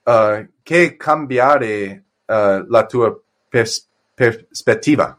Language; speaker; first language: Italian; non-native, learner; English